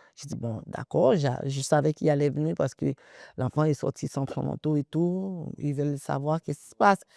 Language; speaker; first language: French; early bilingual, other home language; Haitian Creole